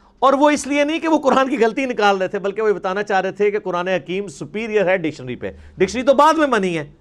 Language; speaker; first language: Urdu; non-native, local second language; Punjabi